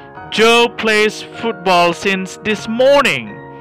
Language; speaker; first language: English; non-native, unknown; Indonesian